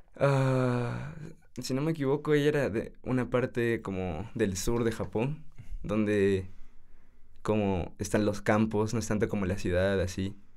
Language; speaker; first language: Spanish; native; Spanish